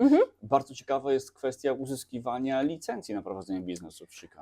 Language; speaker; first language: Polish; native; Polish